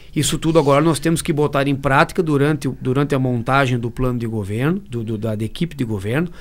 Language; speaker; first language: Portuguese; native; Portuguese